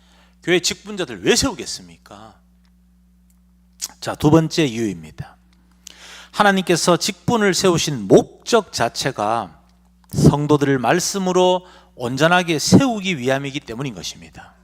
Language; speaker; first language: Korean; native; Korean